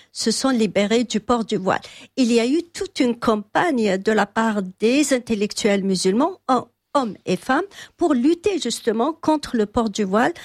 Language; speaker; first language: French; non-native, local second language; Kabyle